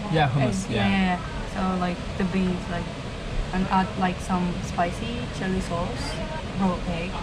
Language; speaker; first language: English; non-native, learner; Arabic